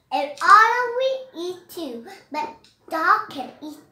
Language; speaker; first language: English; non-native, learner; Vietnamese